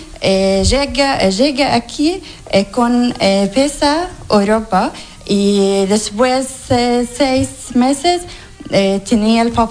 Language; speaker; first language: Spanish; non-native, learner; Arabic